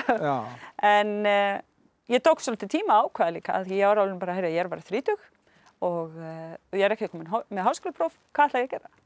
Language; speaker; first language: Icelandic; non-native, fluent; Arabic